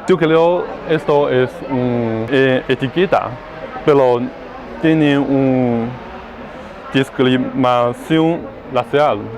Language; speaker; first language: Spanish; non-native, learner; Chinese